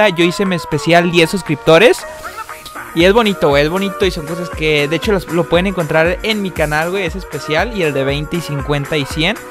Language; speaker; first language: Spanish; native; Spanish